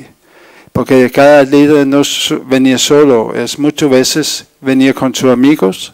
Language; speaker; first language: Spanish; non-native, fluent; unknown